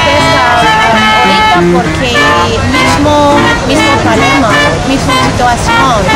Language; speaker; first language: Spanish; non-native, learner; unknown